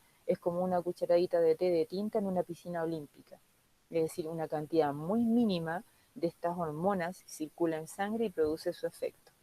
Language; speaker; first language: Spanish; native; Spanish